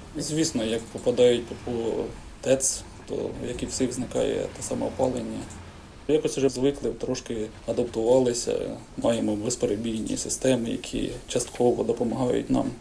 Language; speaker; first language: Ukrainian; native; Ukrainian